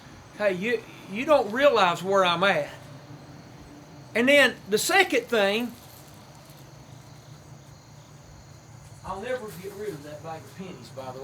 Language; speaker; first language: English; native; English